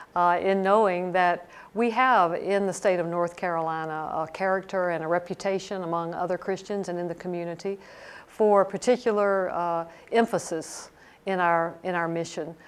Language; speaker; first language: English; native; English